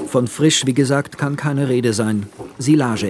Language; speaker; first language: German; native; German